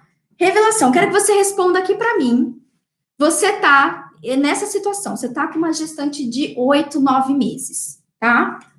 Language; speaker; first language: Portuguese; native; Portuguese